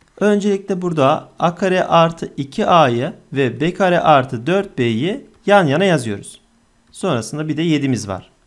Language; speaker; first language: Turkish; native; Turkish